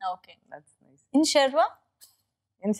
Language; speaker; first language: Telugu; native; Telugu